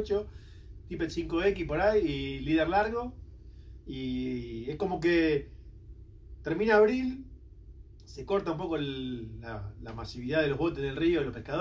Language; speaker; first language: Spanish; native; Spanish